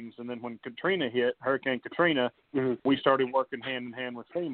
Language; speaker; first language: English; native; English